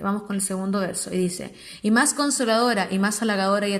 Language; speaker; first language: Spanish; native; Spanish